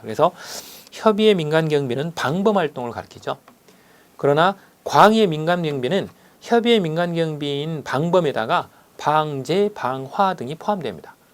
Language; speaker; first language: Korean; native; Korean